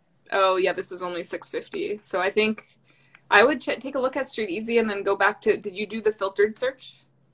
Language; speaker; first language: English; native; English